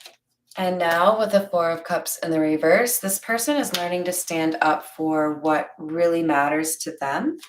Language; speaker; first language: English; native; English